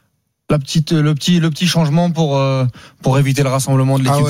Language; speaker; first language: French; native; French